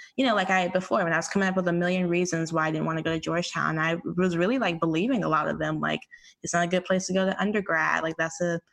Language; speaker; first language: English; native; English